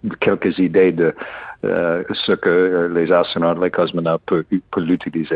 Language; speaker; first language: French; non-native, learner; English